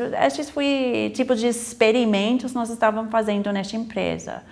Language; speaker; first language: Portuguese; non-native, fluent; English